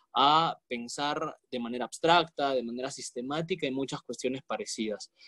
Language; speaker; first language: Spanish; native; Spanish